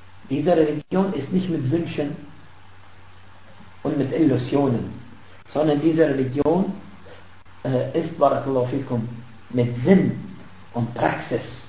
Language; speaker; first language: German; non-native, fluent; Arabic